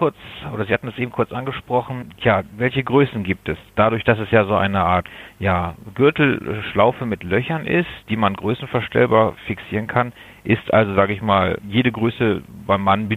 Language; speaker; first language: German; native; German